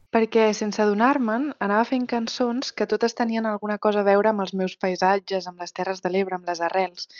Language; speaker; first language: Catalan; native; Catalan